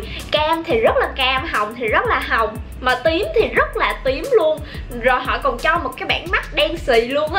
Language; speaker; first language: Vietnamese; native; Vietnamese